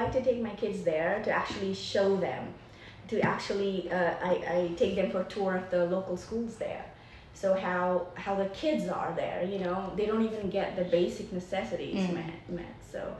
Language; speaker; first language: English; non-native, local second language; Nepali